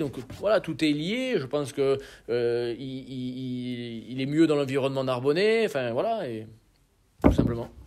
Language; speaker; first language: French; native; French